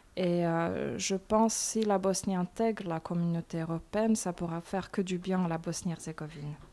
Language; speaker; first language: French; non-native, fluent; Bosnian